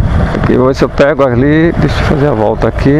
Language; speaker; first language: Portuguese; native; Portuguese